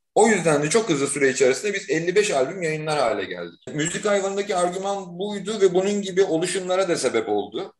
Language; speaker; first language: Turkish; native; Turkish